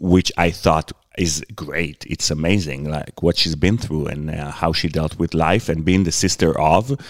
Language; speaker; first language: English; non-native, fluent; Hebrew